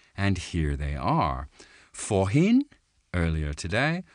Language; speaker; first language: English; native; English